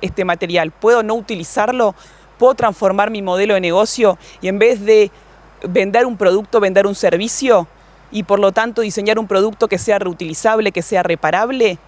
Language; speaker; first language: Spanish; native; Spanish